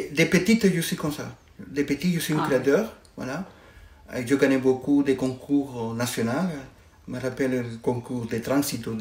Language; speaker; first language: French; non-native, fluent; Spanish